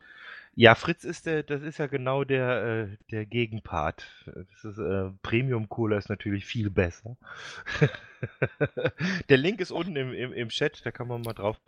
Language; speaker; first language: German; native; German